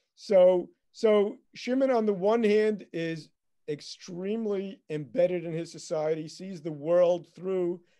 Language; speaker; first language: English; native; English